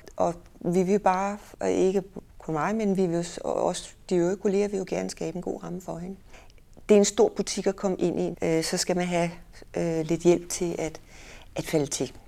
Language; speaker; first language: Danish; native; Danish